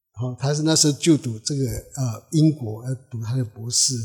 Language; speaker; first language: Chinese; non-native, local second language; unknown